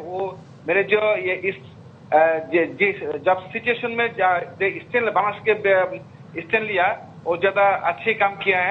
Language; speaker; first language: Hindi; non-native, learner; Bangla